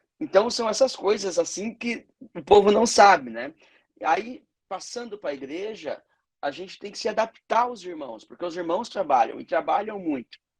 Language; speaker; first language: Portuguese; native; Portuguese